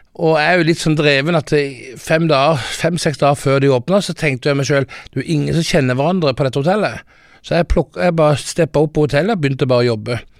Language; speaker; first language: Norwegian; early bilingual, heritage; Norwegian